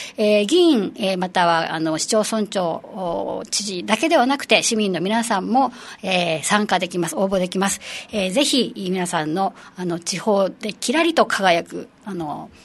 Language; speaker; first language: Japanese; native; Japanese